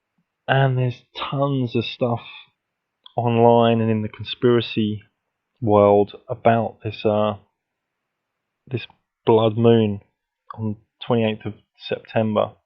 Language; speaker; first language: English; native; English